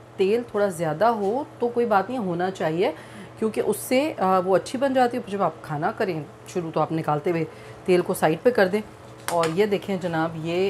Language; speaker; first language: Urdu; native; Urdu